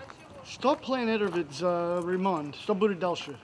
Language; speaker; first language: Russian; non-native, learner; English